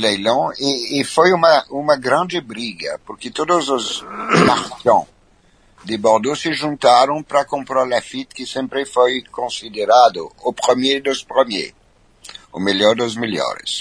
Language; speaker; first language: Portuguese; non-native, fluent; French